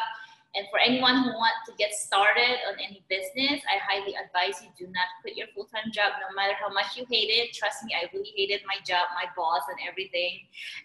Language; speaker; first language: English; non-native, local second language; Filipino